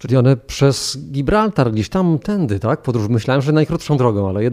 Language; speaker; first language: Polish; native; Polish